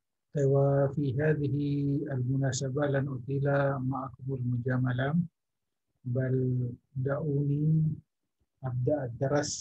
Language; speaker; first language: Arabic; non-native, fluent; Indonesian